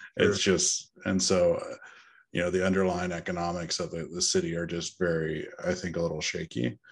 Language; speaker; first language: English; native; English